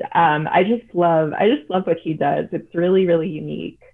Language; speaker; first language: English; native; English